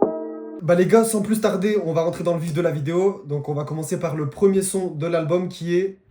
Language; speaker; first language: French; native; French